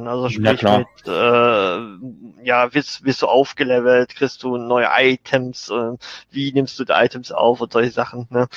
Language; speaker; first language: German; native; German